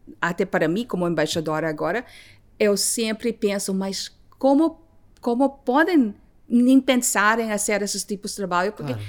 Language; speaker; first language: Portuguese; non-native, learner; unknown